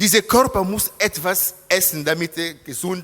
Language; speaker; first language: German; non-native, fluent; Lingala